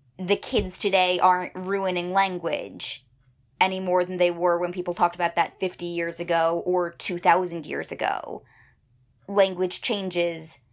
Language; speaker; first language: English; native; English